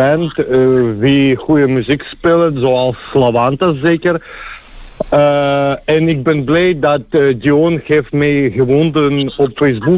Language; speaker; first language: Dutch; non-native, learner; Ukrainian